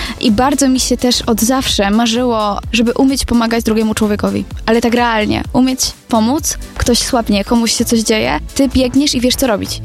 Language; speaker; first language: Polish; native; Polish